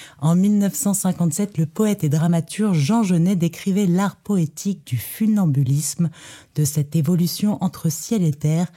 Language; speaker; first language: French; native; French